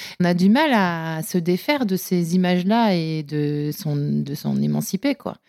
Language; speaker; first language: French; native; French